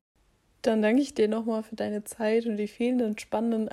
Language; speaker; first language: German; native; German